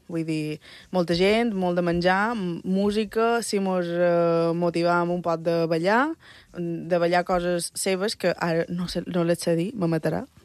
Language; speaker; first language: Catalan; early bilingual, other home language; Spanish